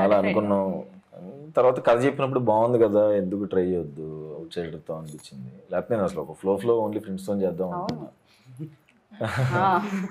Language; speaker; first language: Telugu; native; Telugu